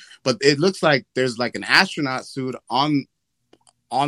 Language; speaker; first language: English; early bilingual, other home language; Spanish